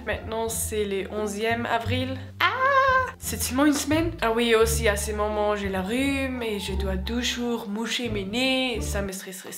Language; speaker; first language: French; non-native, learner; Swiss German